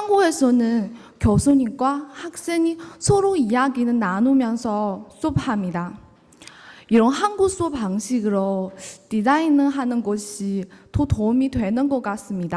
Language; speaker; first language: Korean; non-native, learner; Chinese